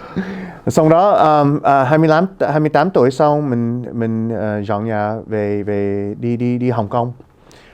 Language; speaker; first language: Vietnamese; early bilingual, heritage; Vietnamese